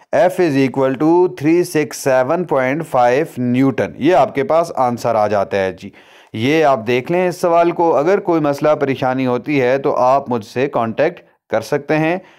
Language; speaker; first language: Urdu; non-native, local second language; Punjabi